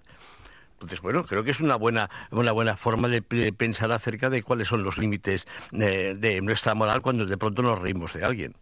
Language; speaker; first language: Spanish; native; Spanish